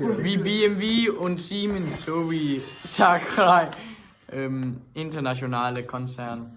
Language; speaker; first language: German; non-native, learner; Danish